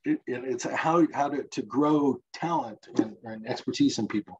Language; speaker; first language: English; native; English